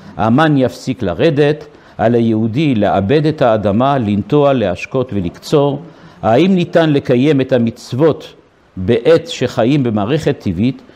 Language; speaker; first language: Hebrew; non-native, fluent; French